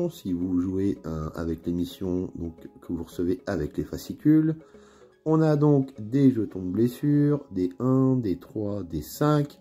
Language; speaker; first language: French; native; French